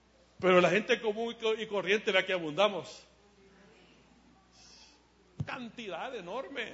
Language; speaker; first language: Spanish; native; Spanish